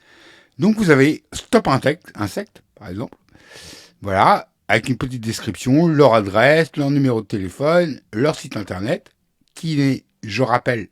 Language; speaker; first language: French; native; French